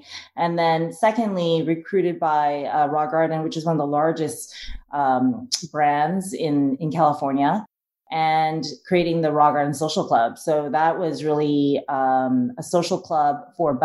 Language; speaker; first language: English; native; English